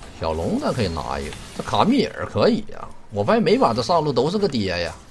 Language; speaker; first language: Chinese; native; Chinese